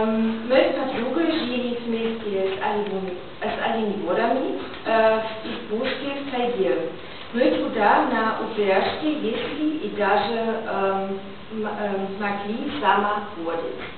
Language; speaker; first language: Russian; non-native, fluent; German